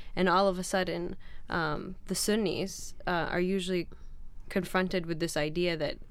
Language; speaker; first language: English; non-native, fluent; Arabic